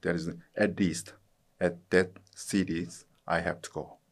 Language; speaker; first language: English; non-native, learner; Korean